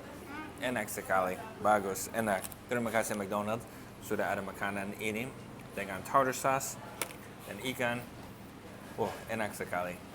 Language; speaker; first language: Indonesian; non-native, fluent; English